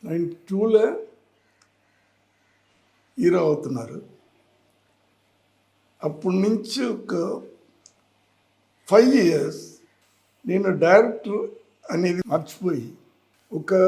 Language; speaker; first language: Telugu; non-native, learner; Tamil